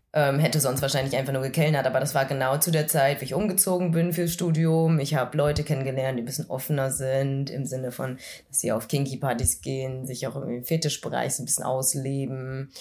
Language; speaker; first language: German; early bilingual, other home language; Vietnamese